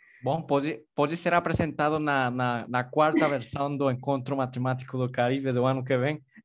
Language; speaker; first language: Portuguese; non-native, learner; Spanish